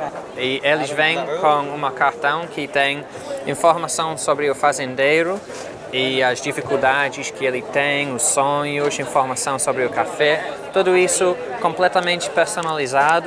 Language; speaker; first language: Portuguese; non-native, fluent; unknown